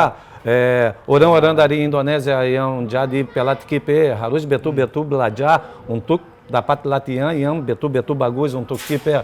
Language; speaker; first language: Indonesian; non-native, fluent; Portuguese